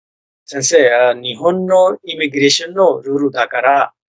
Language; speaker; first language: Japanese; non-native, learner; Bangla